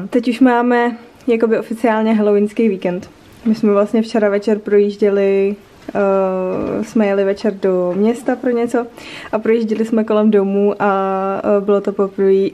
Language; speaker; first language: Czech; native; Czech